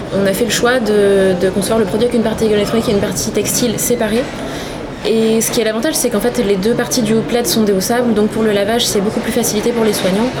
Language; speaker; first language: French; native; French